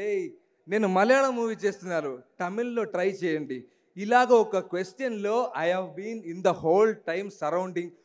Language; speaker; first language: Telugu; non-native, learner; Malayalam